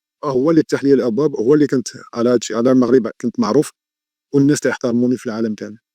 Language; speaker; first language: Arabic; early bilingual, heritage; Arabic